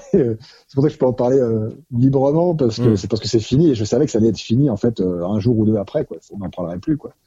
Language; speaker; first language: French; native; French